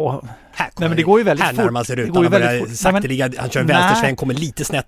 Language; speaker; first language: Swedish; native; Swedish